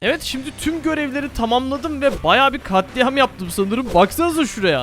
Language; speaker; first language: Turkish; native; Turkish